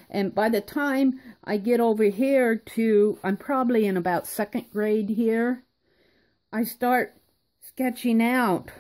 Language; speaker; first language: English; native; English